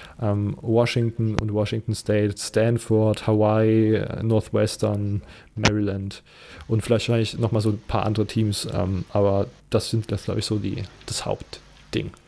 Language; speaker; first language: German; native; German